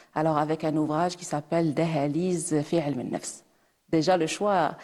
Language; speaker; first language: French; non-native, local second language; Arabic